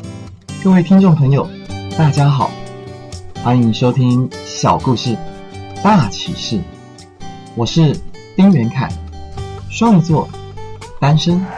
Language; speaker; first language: Chinese; native; Chinese